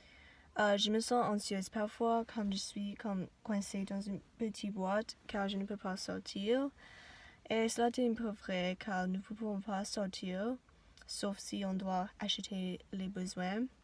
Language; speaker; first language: French; non-native, learner; English